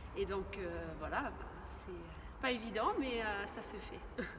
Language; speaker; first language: French; native; French